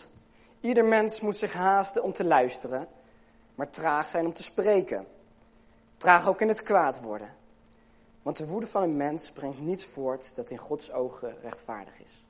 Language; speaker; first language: Dutch; native; Dutch